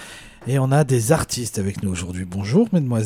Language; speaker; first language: French; native; French